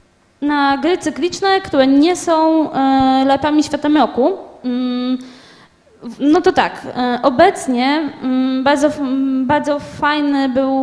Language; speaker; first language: Polish; native; Polish